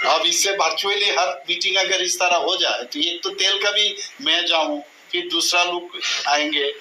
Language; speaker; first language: Hindi; non-native, local second language; Bangla